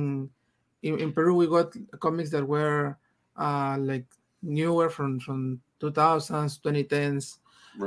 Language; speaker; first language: English; non-native, fluent; Spanish